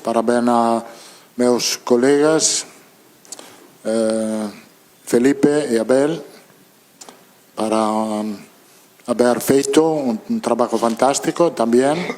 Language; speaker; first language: Portuguese; non-native, learner; Italian